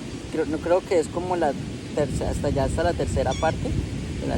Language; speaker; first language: Spanish; native; Spanish